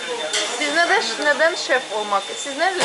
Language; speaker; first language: Turkish; non-native, learner; Russian